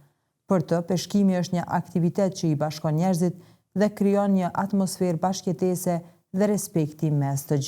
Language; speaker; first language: Albanian; native; Albanian